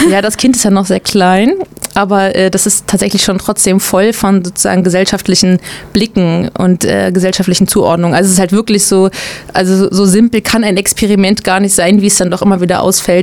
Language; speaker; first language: German; native; German